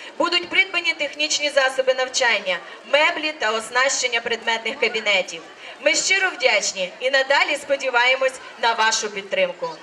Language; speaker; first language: Ukrainian; native; Ukrainian